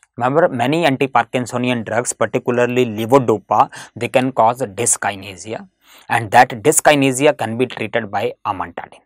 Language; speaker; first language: English; non-native, local second language; Hindi